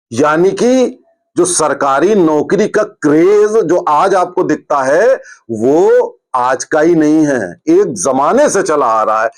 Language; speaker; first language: Hindi; native; Hindi